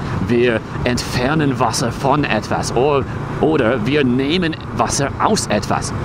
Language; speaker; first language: German; non-native, fluent; English